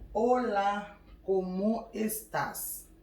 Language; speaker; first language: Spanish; non-native, learner; Haitian Creole